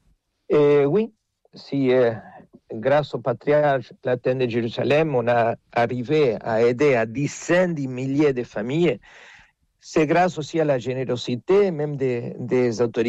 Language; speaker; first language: French; non-native, fluent; Spanish